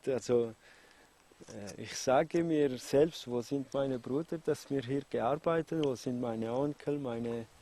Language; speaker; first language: German; non-native, fluent; Aramaic